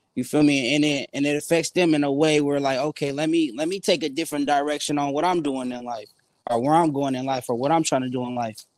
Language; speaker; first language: English; native; English